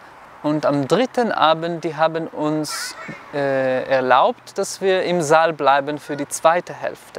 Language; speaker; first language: German; non-native, fluent; Hebrew